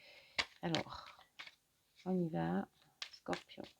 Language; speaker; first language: French; native; French